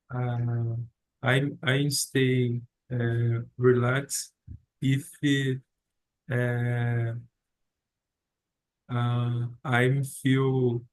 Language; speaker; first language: English; non-native, learner; Portuguese